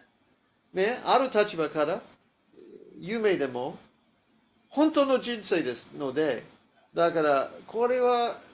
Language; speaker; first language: Japanese; non-native, learner; English